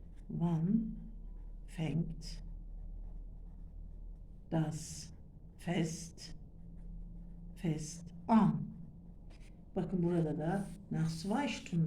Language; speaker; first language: German; non-native, fluent; Turkish